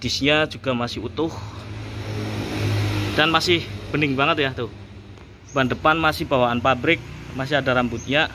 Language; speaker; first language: Indonesian; native; Indonesian